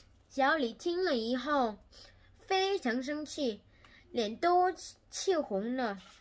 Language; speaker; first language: Chinese; non-native, learner; Korean